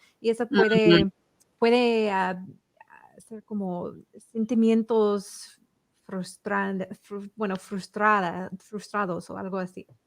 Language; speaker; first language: Spanish; early bilingual, heritage; English